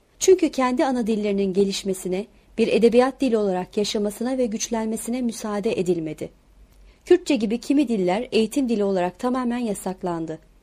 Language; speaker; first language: Turkish; non-native, local second language; Kurdish